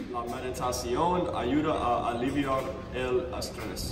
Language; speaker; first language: Spanish; non-native, learner; English